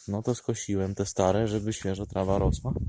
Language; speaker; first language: Polish; native; Polish